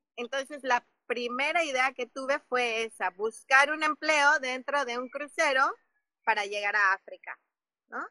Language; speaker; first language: Spanish; native; Spanish